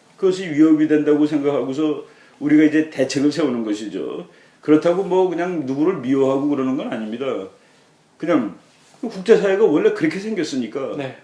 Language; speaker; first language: Korean; native; Korean